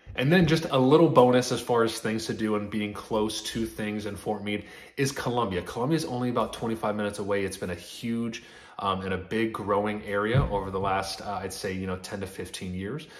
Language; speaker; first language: English; native; English